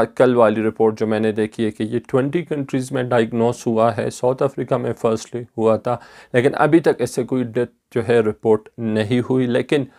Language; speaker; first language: Urdu; non-native, local second language; Pashto